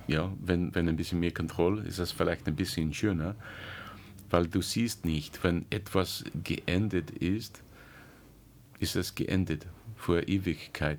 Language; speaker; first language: German; non-native, learner; English